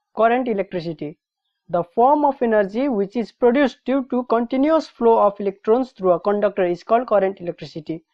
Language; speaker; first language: English; non-native, local second language; Nepali